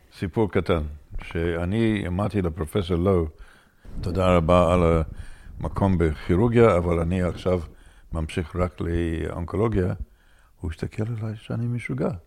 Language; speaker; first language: Hebrew; non-native, fluent; English